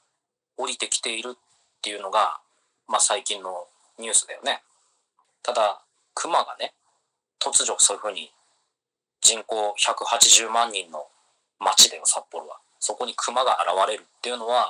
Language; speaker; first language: Japanese; native; Japanese